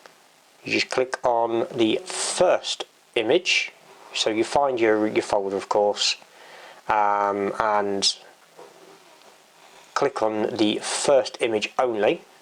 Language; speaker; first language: English; native; English